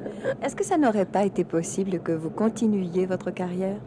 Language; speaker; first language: French; native; French